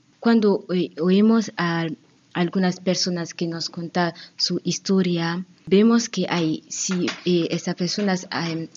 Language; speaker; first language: Spanish; non-native, learner; French